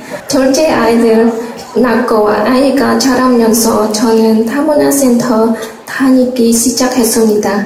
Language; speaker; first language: Korean; non-native, learner; Khmer